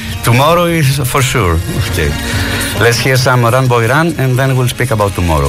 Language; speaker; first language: English; non-native, fluent; Greek